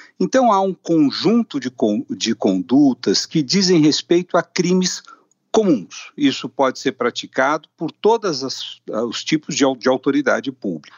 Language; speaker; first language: Portuguese; native; Portuguese